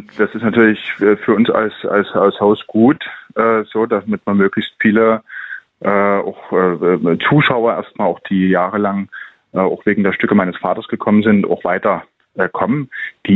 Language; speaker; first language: German; native; German